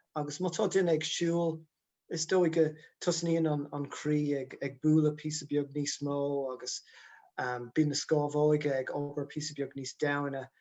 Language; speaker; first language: Irish; non-native, local second language; English